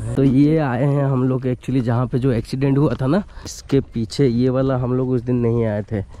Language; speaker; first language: Hindi; non-native, local second language; Odia